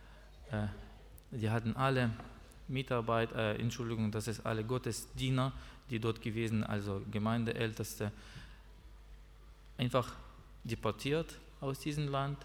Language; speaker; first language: German; non-native, learner; Russian